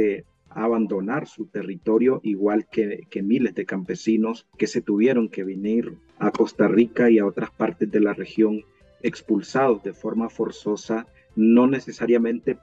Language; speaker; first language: Spanish; native; Spanish